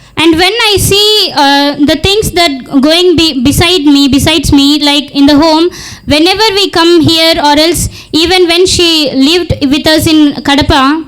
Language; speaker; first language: English; non-native, local second language; Telugu